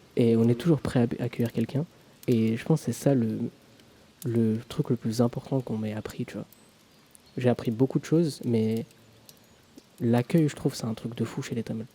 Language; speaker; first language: French; early bilingual, other home language; Tamil